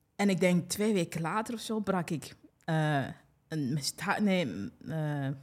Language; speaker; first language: Dutch; early bilingual, other home language; Kinyarwanda